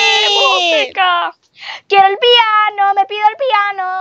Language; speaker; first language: Spanish; native; Spanish